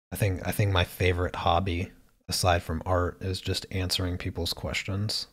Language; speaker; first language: English; native; English